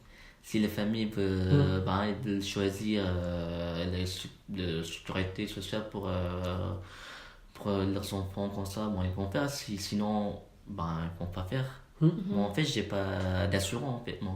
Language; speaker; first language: French; non-native, learner; Malay